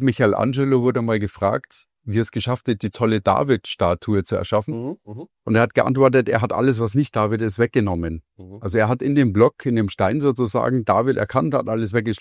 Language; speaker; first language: German; native; German